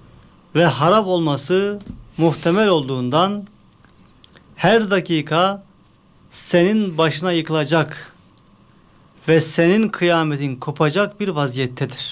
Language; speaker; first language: Turkish; native; Turkish